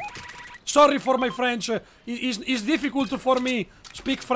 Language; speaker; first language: English; non-native, learner; Italian